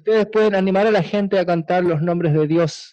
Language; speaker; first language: Spanish; native; Spanish